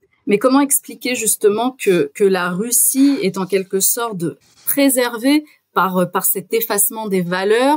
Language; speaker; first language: French; native; French